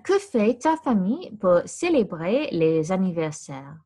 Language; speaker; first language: French; non-native, fluent; English